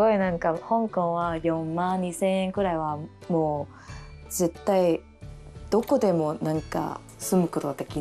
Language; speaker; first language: Japanese; non-native, learner; Cantonese